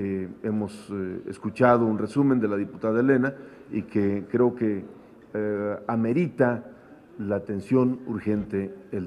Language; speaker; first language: Spanish; native; Spanish